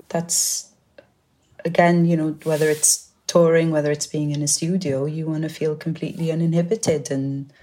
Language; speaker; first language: English; native; English